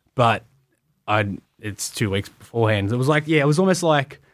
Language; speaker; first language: English; native; English